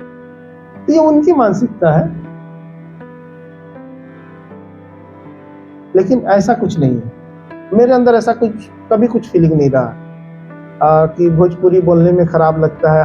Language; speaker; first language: Hindi; native; Hindi